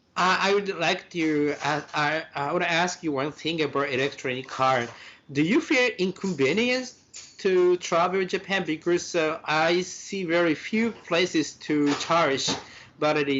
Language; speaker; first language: English; non-native, fluent; Japanese